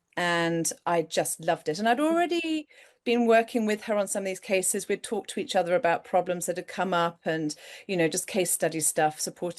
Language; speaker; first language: English; native; English